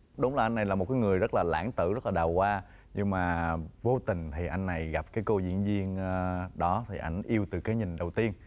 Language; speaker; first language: Vietnamese; early bilingual, heritage; Vietnamese